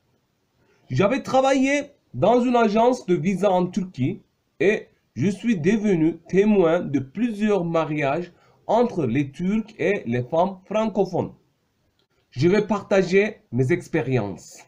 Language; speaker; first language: French; non-native, fluent; Turkish